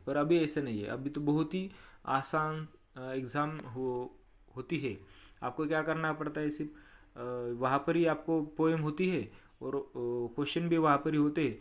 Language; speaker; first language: Hindi; non-native, local second language; Marathi